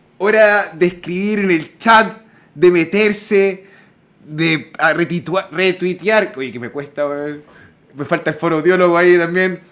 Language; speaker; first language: Spanish; native; Spanish